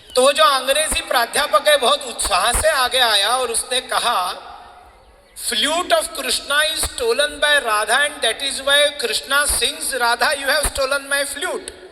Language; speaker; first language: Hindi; non-native, local second language; Marathi